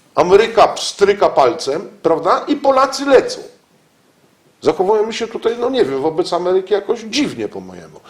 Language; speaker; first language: Polish; native; Polish